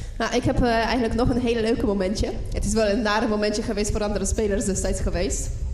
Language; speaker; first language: Dutch; non-native, fluent; Polish